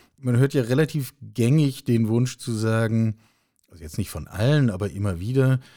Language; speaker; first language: German; native; German